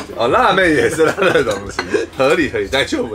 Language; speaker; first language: Chinese; native; Chinese